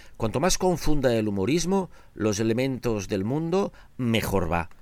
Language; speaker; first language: Spanish; non-native, local second language; Catalan